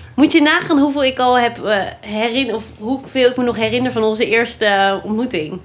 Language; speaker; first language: Dutch; native; Dutch